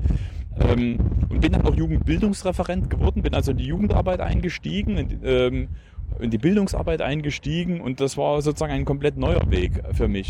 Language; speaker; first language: German; native; German